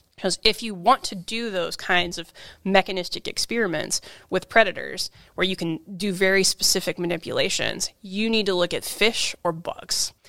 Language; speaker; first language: English; native; English